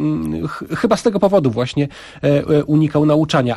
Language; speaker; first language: Polish; native; Polish